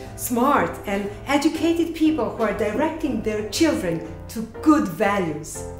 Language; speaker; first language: English; non-native, fluent; Serbian